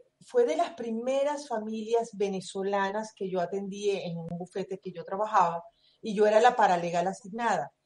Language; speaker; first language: Spanish; native; Spanish